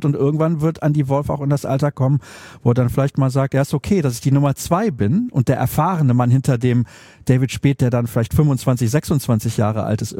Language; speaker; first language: German; native; German